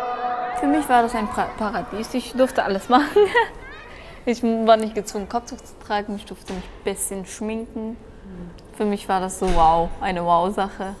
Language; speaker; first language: German; early bilingual, other home language; Persian